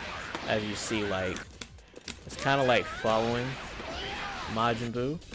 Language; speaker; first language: English; native; English